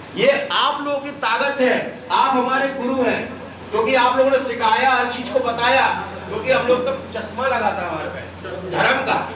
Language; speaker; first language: Hindi; native; Hindi